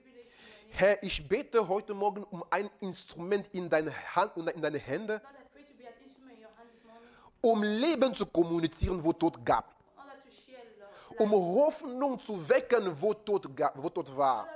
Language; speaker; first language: German; non-native, fluent; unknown